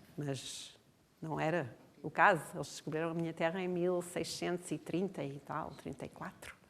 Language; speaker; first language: Portuguese; non-native, fluent; English